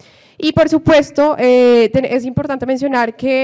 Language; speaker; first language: Spanish; native; Spanish